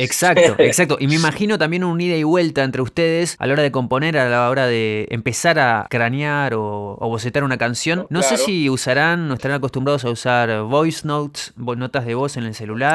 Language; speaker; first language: Spanish; native; Spanish